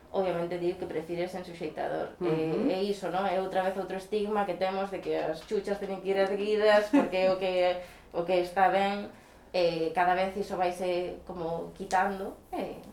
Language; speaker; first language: Spanish; native; Spanish